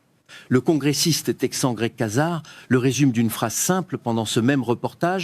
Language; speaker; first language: French; native; French